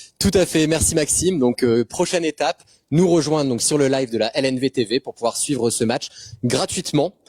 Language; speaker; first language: French; native; French